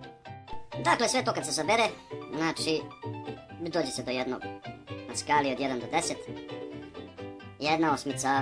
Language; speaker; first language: Serbian; native; Serbian